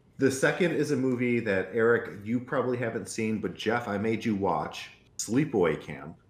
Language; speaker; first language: English; native; English